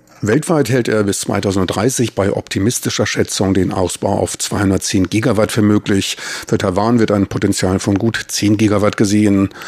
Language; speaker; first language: German; native; German